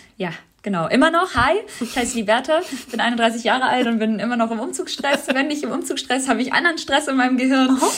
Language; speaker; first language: German; early bilingual, other home language; Albanian